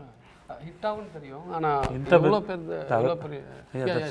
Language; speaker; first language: Telugu; non-native, learner; Tamil